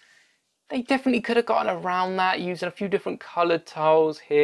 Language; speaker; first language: English; native; English